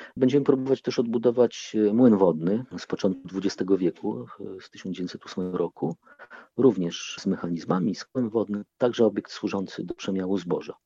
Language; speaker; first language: Polish; non-native, local second language; Ukrainian